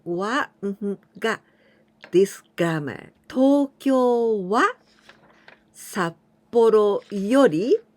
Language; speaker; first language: Japanese; non-native, fluent; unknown